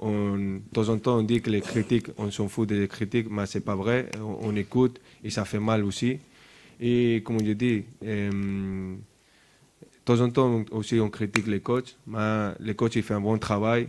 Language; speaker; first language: French; non-native, fluent; Spanish